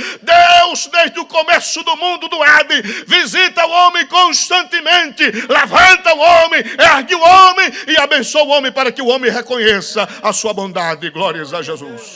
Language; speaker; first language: Portuguese; native; Portuguese